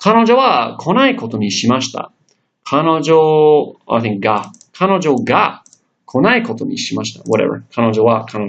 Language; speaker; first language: Japanese; non-native, fluent; English